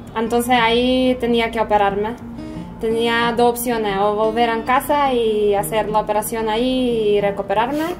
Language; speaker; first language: Spanish; non-native, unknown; Macedonian